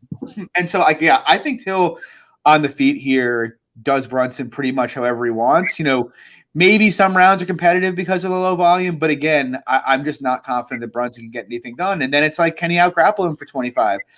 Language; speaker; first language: English; native; English